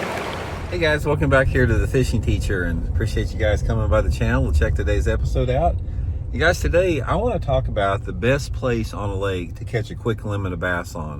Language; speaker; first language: English; native; English